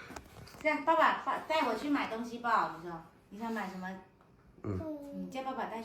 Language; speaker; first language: Chinese; native; Chinese